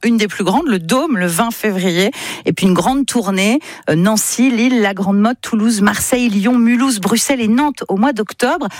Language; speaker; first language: French; native; French